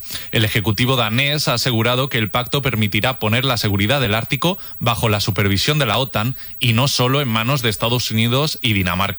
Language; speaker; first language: Spanish; native; Spanish